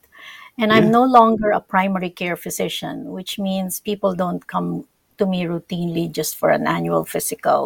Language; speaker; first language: English; non-native, local second language; Filipino